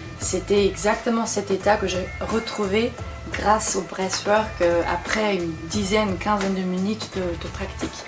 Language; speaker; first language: French; non-native, fluent; German